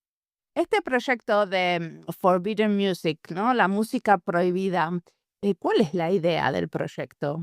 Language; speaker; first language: Spanish; native; Spanish